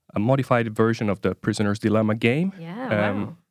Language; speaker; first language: English; non-native, fluent; Italian